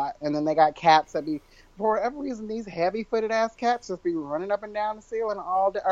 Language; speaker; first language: English; native; English